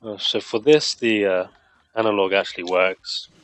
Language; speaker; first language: English; native; English